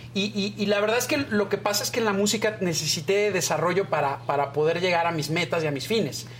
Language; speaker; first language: Spanish; native; Spanish